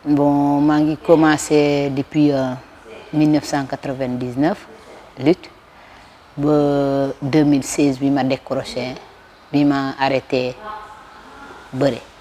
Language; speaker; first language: Wolof; non-native, local second language; Jola-Fonyi